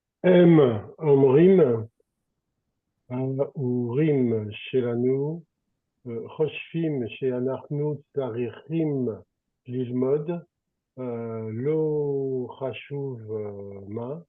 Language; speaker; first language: Hebrew; non-native, learner; French